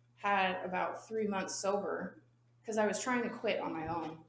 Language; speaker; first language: English; native; English